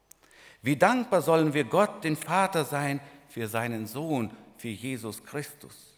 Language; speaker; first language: German; non-native, fluent; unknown